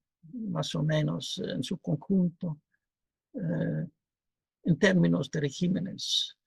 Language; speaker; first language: Spanish; non-native, fluent; Dutch